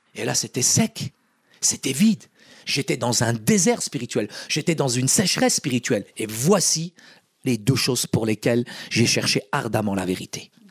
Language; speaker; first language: French; early bilingual, other home language; Arabic